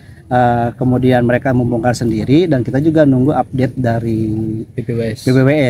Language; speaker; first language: Indonesian; non-native, local second language; Sundanese